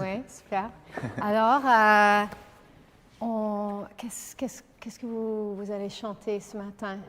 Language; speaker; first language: French; non-native, fluent; English